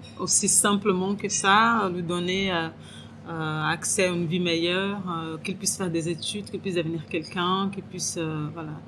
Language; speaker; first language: French; non-native, fluent; Portuguese